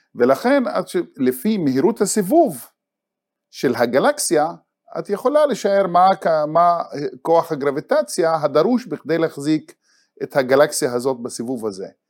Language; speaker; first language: Hebrew; non-native, local second language; Arabic